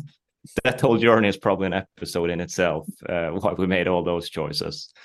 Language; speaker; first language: English; non-native, fluent; Swedish